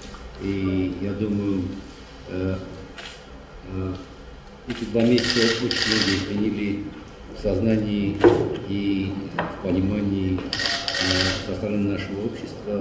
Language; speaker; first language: Russian; non-native, fluent; Armenian